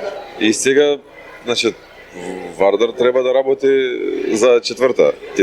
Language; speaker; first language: Macedonian; non-native, fluent; Russian